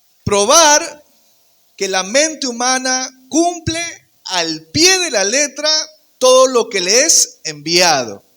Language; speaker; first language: Spanish; native; Spanish